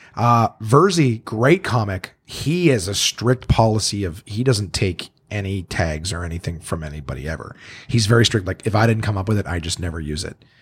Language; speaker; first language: English; native; English